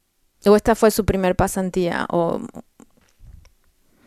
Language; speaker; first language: Spanish; native; Spanish